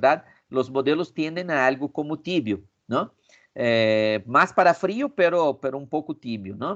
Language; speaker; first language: Spanish; non-native, fluent; Portuguese